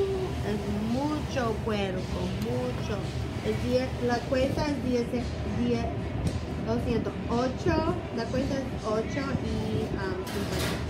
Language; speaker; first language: Spanish; non-native, learner; English